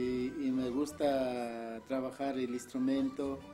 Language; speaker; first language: Spanish; non-native, local second language; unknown